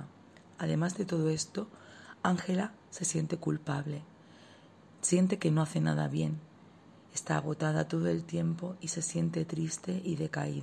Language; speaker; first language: Spanish; native; Spanish